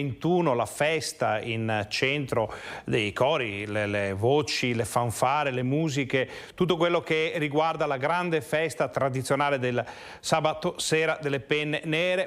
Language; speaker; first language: Italian; native; Italian